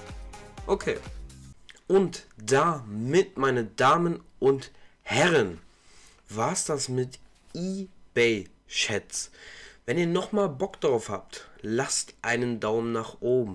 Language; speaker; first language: German; native; German